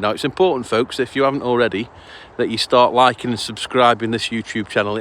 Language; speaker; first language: English; native; English